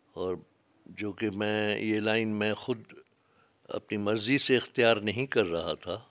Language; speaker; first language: Urdu; non-native, local second language; Sindhi